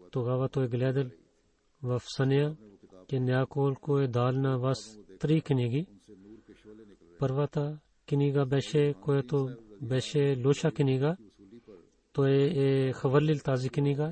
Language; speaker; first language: Bulgarian; non-native, fluent; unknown